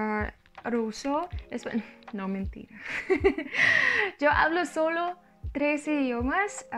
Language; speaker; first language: Spanish; non-native, learner; Russian